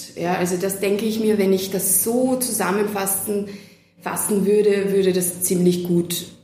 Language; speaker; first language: German; non-native, fluent; Serbian